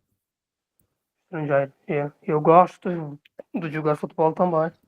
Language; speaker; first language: Portuguese; non-native, learner; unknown